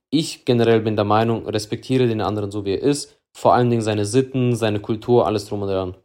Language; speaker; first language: German; early bilingual, other home language; Russian